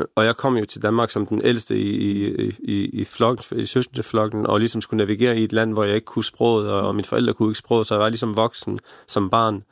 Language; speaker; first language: Danish; early bilingual, other home language; Arabic